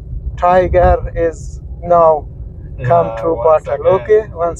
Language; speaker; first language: English; non-native, learner; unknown